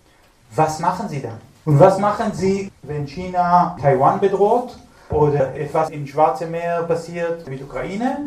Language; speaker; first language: German; non-native, fluent; Hebrew